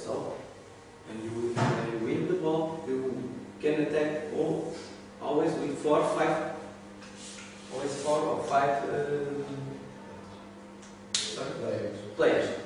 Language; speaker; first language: English; non-native, learner; Portuguese